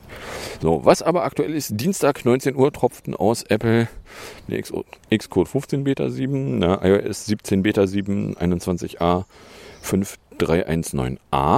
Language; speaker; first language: German; native; German